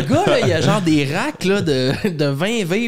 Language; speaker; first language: French; native; French